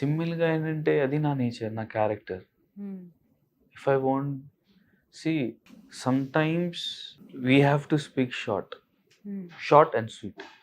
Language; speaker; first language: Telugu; non-native, local second language; Urdu